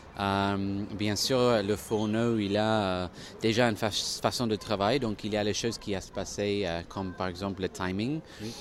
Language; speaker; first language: French; non-native, fluent; English